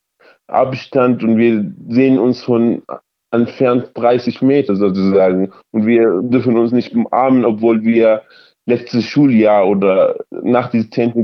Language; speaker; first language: German; early bilingual, other home language; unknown